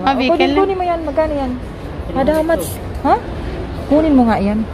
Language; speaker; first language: Arabic; non-native, learner; Filipino